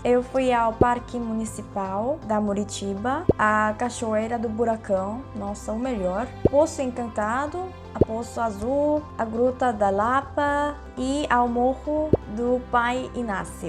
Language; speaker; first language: Portuguese; non-native, fluent; Korean